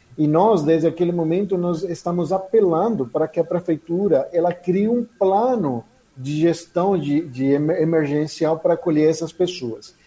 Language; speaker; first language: Portuguese; non-native, fluent; Spanish